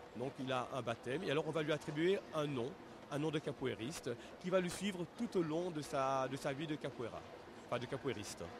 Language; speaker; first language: French; native; French